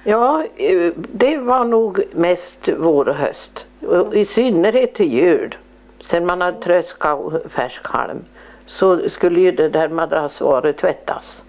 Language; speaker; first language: Swedish; native; Swedish